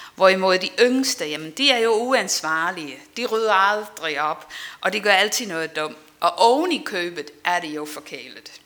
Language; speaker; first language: Danish; non-native, fluent; Dutch